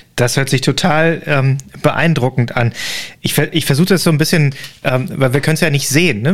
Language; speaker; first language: German; native; German